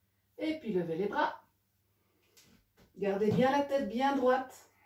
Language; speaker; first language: French; native; French